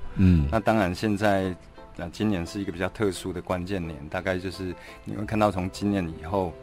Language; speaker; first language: Chinese; non-native, local second language; Min Nan Chinese